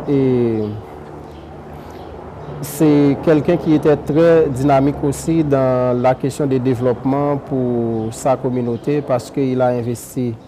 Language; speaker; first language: French; non-native, local second language; Haitian Creole